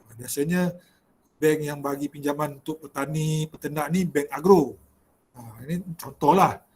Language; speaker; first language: Malay; native; Malay